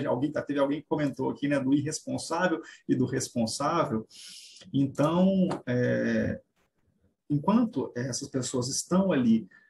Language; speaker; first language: Portuguese; native; Portuguese